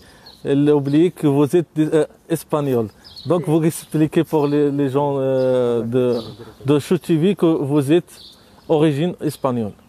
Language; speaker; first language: French; non-native, local second language; Arabic